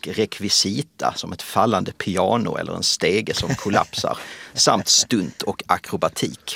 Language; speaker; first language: Swedish; native; Swedish